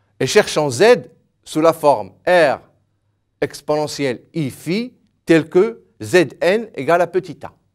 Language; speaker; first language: French; non-native, local second language; Arabic